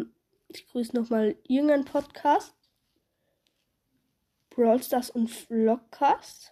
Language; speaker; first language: German; native; German